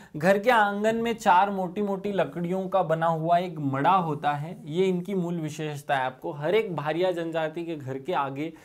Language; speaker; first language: Hindi; native; Hindi